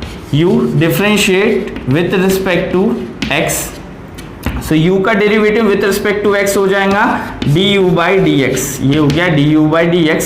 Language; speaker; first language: Hindi; native; Hindi